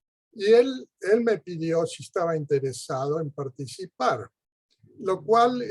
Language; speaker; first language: Spanish; early bilingual, heritage; Spanish